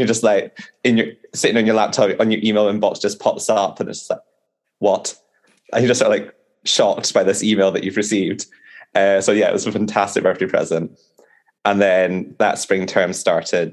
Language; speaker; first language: English; native; English